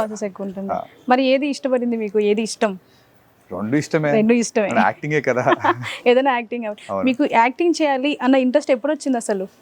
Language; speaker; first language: Telugu; native; Telugu